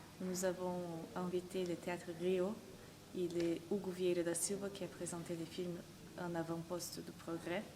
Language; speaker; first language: French; non-native, fluent; Portuguese